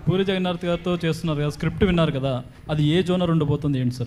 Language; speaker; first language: Telugu; native; Telugu